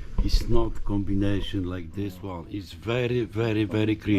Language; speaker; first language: English; non-native, learner; Polish